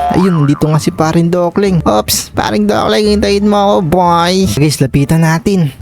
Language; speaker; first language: Filipino; native; Filipino